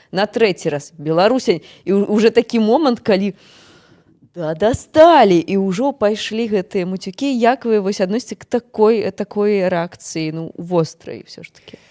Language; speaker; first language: Belarusian; native; Belarusian